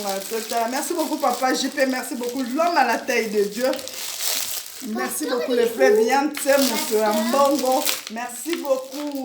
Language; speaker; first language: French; non-native, local second language; Lingala